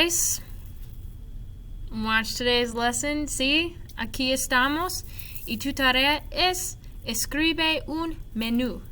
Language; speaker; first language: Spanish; non-native, fluent; English